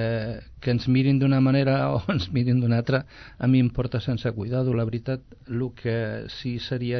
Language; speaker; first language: Catalan; non-native, local second language; Spanish